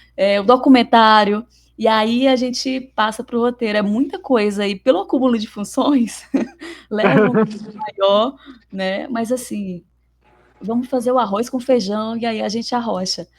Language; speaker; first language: Portuguese; native; Portuguese